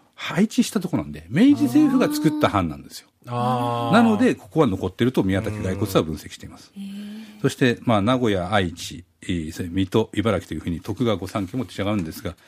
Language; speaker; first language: Japanese; native; Japanese